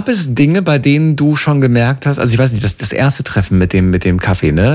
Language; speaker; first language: German; native; German